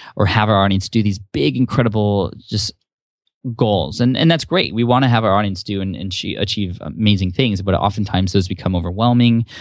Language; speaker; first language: English; early bilingual, other home language; Filipino